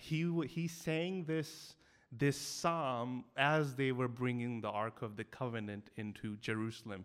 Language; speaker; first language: English; non-native, local second language; Hindi